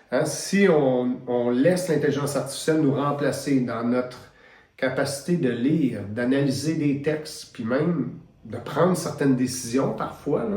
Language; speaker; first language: French; native; French